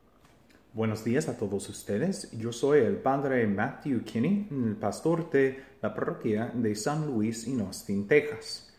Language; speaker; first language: Spanish; non-native, fluent; English